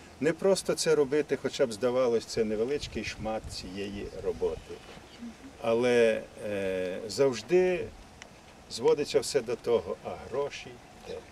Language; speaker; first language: Ukrainian; native; Ukrainian